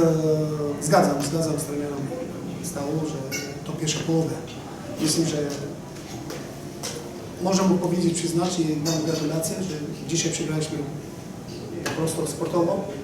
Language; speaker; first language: Polish; non-native, fluent; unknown